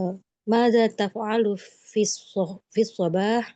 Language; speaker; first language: Arabic; non-native, learner; Indonesian